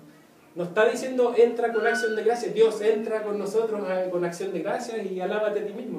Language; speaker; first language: Spanish; native; Spanish